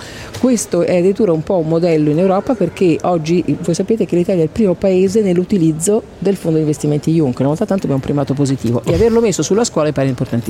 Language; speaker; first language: Italian; native; Italian